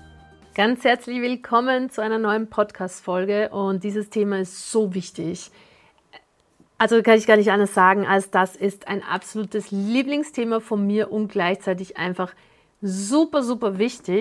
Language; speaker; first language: German; native; German